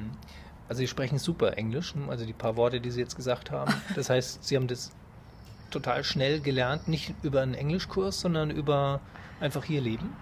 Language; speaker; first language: German; native; German